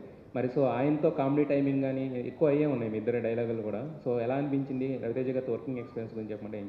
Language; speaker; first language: Telugu; native; Telugu